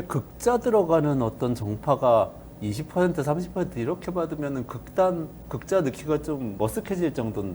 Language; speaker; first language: Korean; native; Korean